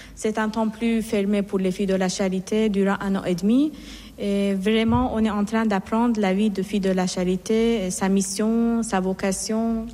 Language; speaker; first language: French; non-native, fluent; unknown